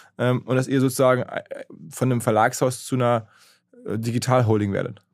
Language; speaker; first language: German; native; German